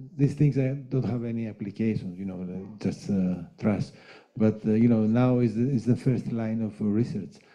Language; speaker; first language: English; non-native, fluent; Greek